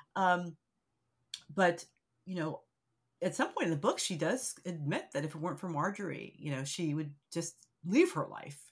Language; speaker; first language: English; native; English